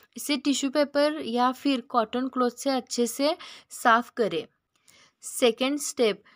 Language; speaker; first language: Hindi; native; Hindi